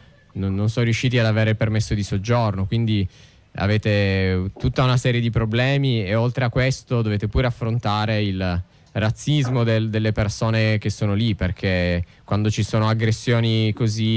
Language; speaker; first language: Italian; native; Italian